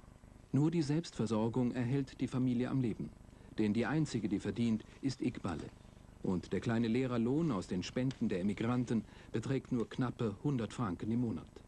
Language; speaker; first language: German; native; German